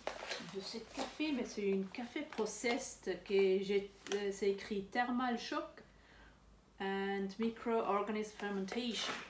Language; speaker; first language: French; non-native, learner; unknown